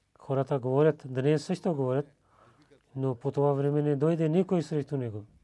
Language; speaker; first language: Bulgarian; non-native, learner; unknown